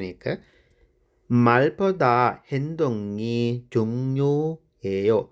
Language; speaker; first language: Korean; non-native, fluent; Sinhala